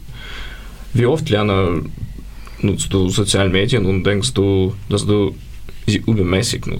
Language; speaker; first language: German; non-native, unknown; Ukrainian